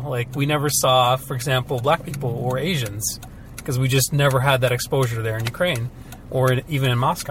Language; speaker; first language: English; early bilingual, other home language; Ukrainian